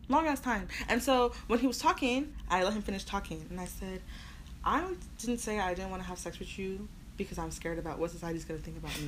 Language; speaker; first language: English; native; English